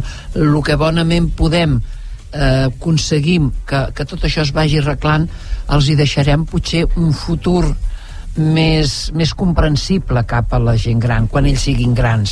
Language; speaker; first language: Catalan; native; Catalan